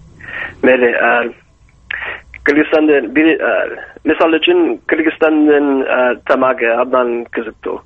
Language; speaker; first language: Kyrgyz; non-native, learner; English